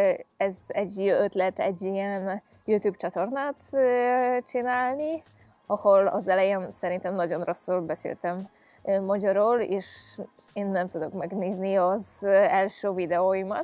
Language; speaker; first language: Hungarian; non-native, fluent; Polish